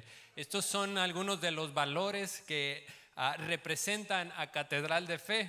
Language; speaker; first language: Spanish; native; Spanish